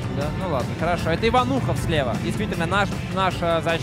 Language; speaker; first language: Russian; native; Russian